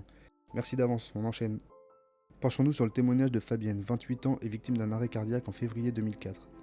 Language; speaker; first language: French; native; French